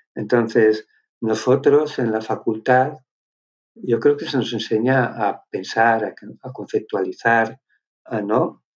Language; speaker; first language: Spanish; native; Spanish